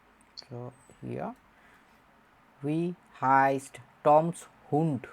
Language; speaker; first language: German; non-native, fluent; Bangla